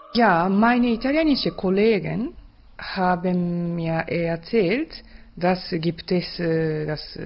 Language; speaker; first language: German; non-native, learner; Japanese